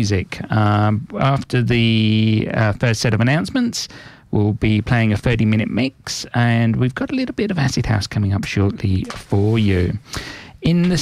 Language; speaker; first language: English; native; English